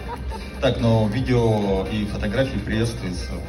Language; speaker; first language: Russian; native; Russian